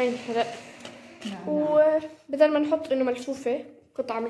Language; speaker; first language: Arabic; native; Arabic